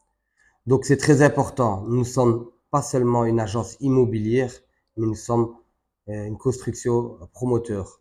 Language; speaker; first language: French; non-native, fluent; Turkish